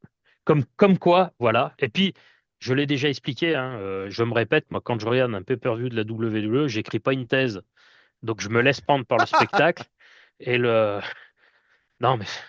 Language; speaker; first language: French; native; French